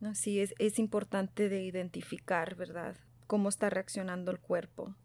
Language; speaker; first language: Spanish; early bilingual, heritage; Spanish